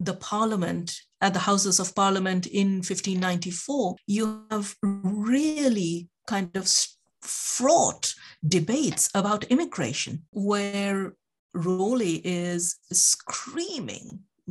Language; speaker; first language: English; non-native, local second language; Bangla